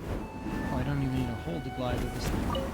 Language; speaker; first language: English; native; English